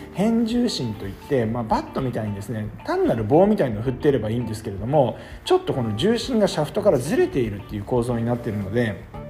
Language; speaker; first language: Japanese; native; Japanese